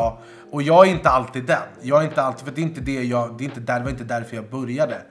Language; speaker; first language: Swedish; native; Swedish